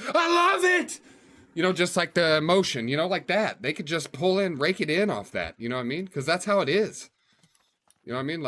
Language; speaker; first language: English; native; English